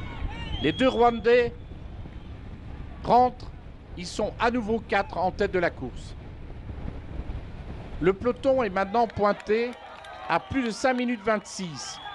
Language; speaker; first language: French; native; French